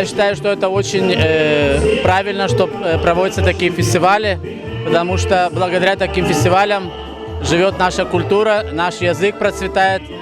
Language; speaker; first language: Russian; non-native, local second language; Gagauz